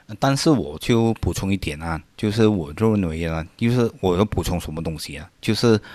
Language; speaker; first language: Chinese; native; Chinese